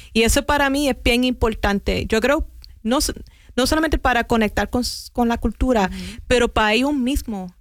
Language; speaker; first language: Spanish; non-native, fluent; English